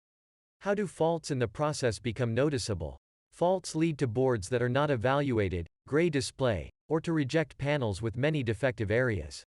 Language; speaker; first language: English; non-native, fluent; German